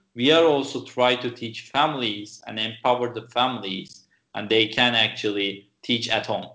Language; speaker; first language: English; non-native, fluent; Turkish